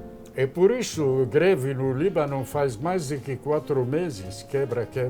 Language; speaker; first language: Portuguese; non-native, fluent; Arabic